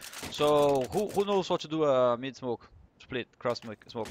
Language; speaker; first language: English; non-native, fluent; Portuguese